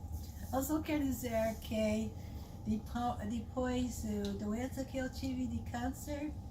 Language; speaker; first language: Portuguese; non-native, learner; English